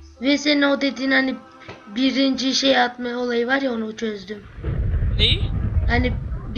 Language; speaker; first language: Turkish; native; Turkish